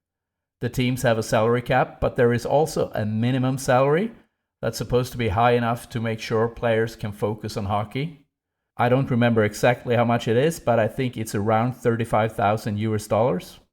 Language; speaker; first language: English; non-native, fluent; Swedish